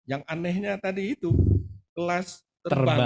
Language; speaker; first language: Indonesian; native; Indonesian